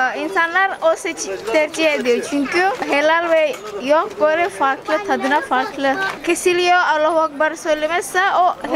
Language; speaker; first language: Turkish; non-native, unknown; Indonesian